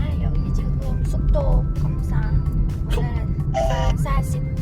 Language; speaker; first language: Korean; non-native, learner; Vietnamese